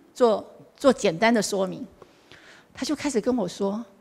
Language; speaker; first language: Chinese; native; Chinese